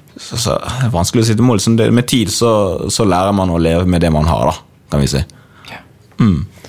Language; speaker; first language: Norwegian; early bilingual, other home language; Swahili